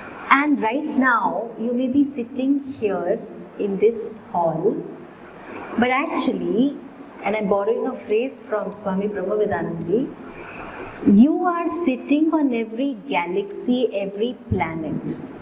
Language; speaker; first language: English; non-native, local second language; Tamil